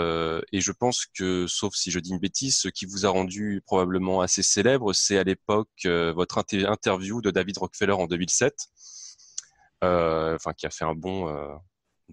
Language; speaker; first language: French; native; French